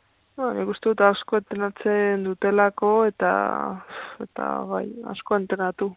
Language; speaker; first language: Basque; non-native, local second language; Spanish